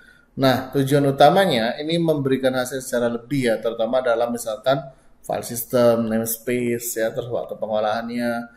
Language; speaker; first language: Indonesian; native; Indonesian